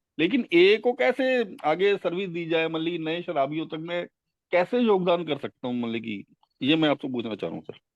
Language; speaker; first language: Hindi; native; Hindi